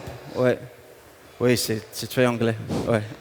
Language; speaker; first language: French; non-native, learner; English